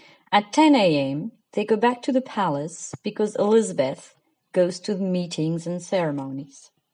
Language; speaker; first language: English; non-native, fluent; French